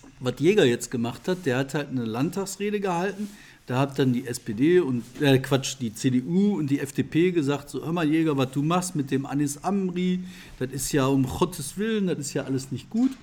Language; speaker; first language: German; native; German